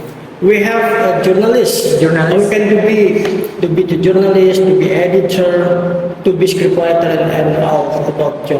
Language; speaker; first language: English; non-native, learner; Indonesian